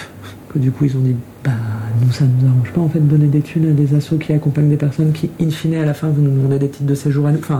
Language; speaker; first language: French; native; French